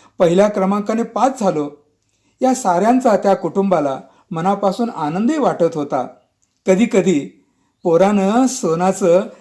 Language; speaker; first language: Marathi; non-native, local second language; Kannada